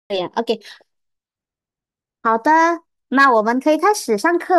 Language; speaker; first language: Chinese; non-native, fluent; Indonesian